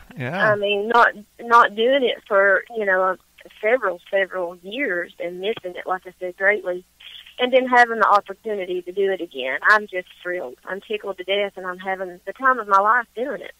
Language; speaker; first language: English; native; English